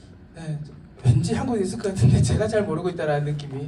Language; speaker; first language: Korean; native; Korean